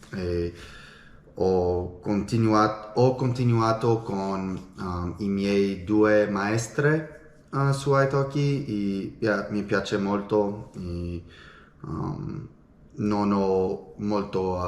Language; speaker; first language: Italian; non-native, learner; English